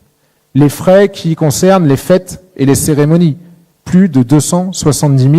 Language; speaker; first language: French; native; French